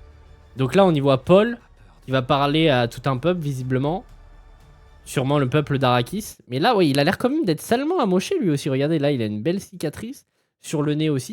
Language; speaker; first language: French; native; French